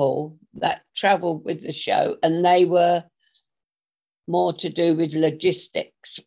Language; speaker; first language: English; native; English